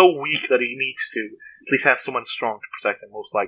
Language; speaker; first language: English; non-native, fluent; Portuguese